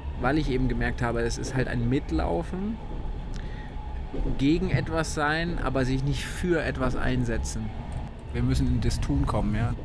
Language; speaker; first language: German; native; German